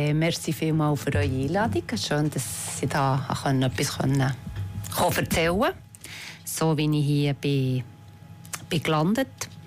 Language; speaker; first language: Basque; non-native, fluent; Spanish